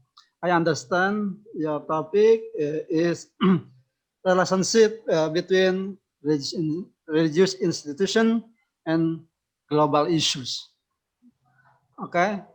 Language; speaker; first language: English; non-native, local second language; Indonesian